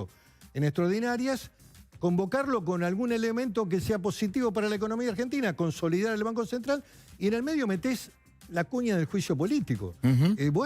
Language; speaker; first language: Spanish; native; Spanish